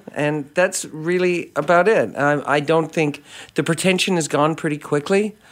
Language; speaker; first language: English; native; English